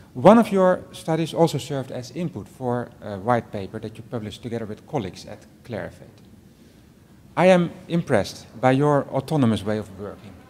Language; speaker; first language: English; non-native, fluent; Dutch